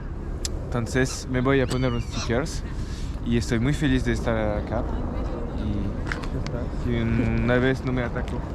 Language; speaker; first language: Spanish; non-native, learner; French